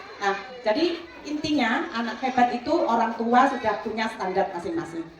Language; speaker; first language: Indonesian; non-native, local second language; Madurese